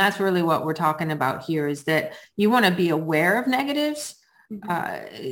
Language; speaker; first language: English; native; English